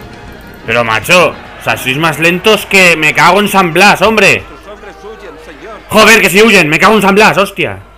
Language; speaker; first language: Spanish; native; Spanish